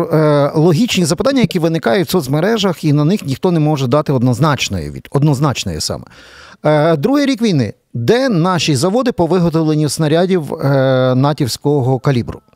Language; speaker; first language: Ukrainian; native; Ukrainian